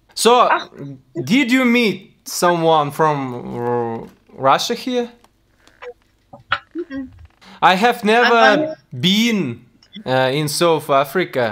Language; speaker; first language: English; non-native, learner; Russian